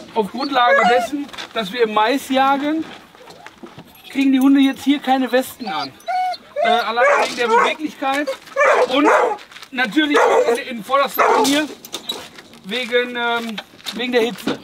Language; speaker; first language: German; native; German